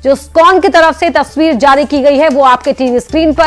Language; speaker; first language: Hindi; native; Hindi